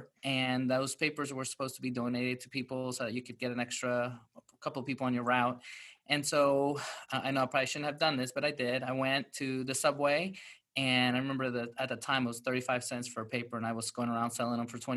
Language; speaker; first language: English; native; English